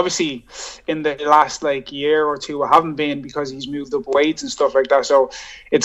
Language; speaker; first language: English; native; English